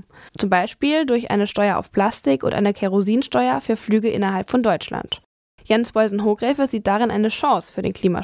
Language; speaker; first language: German; native; German